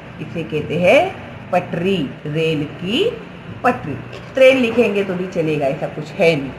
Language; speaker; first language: Hindi; non-native, local second language; Marathi